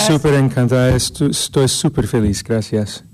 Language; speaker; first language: Spanish; non-native, learner; English